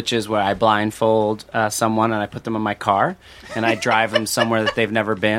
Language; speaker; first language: English; native; English